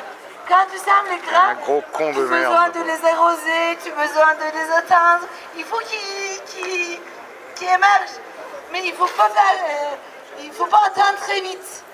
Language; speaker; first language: French; non-native, fluent; Turkish